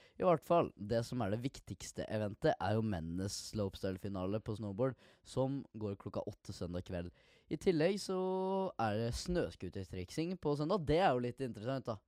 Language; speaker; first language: Norwegian; native; Norwegian